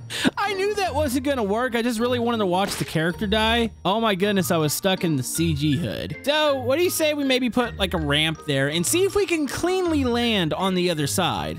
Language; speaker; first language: English; native; English